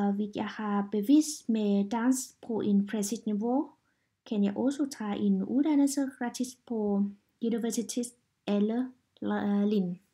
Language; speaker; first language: Danish; non-native, learner; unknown